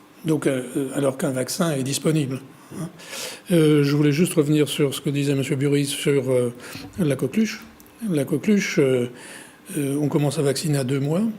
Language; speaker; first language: French; native; French